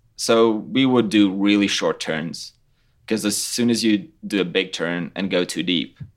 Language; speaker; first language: English; non-native, fluent; Latvian